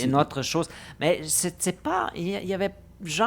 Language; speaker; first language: French; non-native, fluent; German